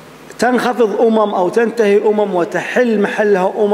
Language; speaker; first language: Arabic; native; Arabic